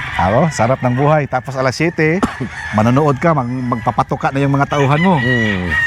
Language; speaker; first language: Filipino; non-native, local second language; Cebuano